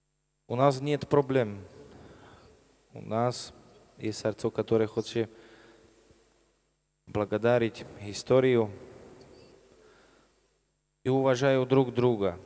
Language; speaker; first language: Russian; non-native, learner; Slovak